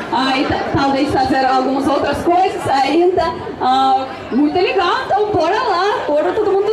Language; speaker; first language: Portuguese; non-native, fluent; Russian